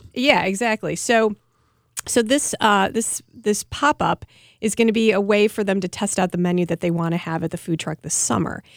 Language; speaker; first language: English; native; English